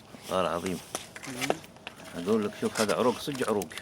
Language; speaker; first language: Arabic; native; Arabic